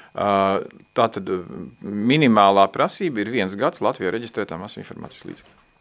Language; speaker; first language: Latvian; native; Latvian